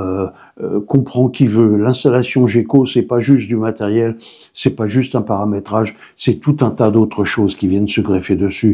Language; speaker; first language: French; native; French